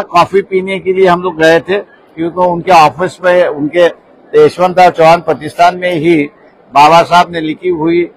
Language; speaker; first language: Hindi; non-native, local second language; Marathi